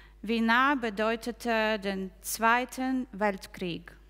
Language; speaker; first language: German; non-native, fluent; Ukrainian